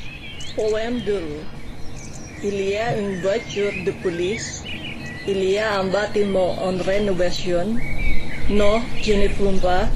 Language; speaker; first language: French; non-native, learner; Filipino